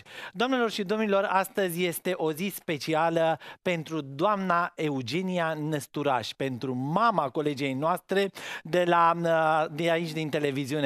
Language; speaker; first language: Romanian; native; Romanian